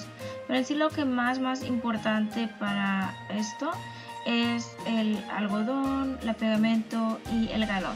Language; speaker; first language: Spanish; native; Spanish